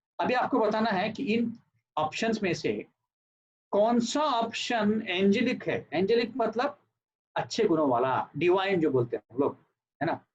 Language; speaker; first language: Hindi; non-native, local second language; Marathi